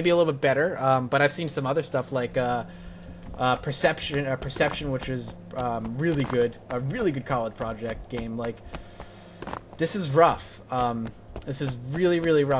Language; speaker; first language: English; native; English